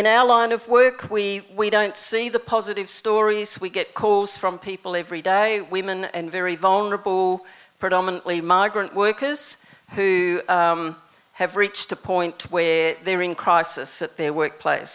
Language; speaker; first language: English; native; English